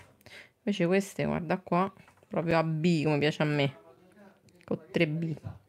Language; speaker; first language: Italian; native; Italian